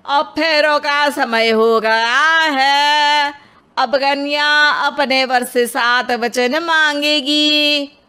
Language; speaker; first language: Hindi; native; Hindi